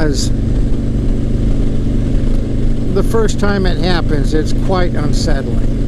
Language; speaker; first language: English; native; English